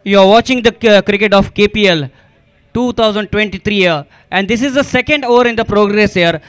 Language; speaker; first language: English; non-native, local second language; Hindi